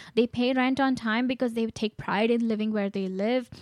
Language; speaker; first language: English; non-native, local second language; Gujarati